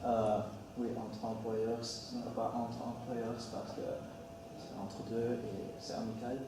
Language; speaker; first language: French; non-native, learner; Dutch